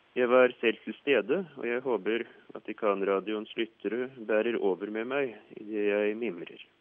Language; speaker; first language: Norwegian; native; Norwegian